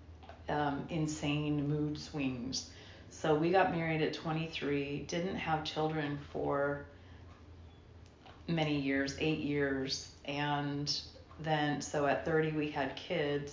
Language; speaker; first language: English; native; English